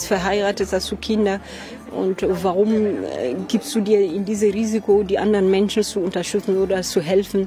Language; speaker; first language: German; non-native, fluent; French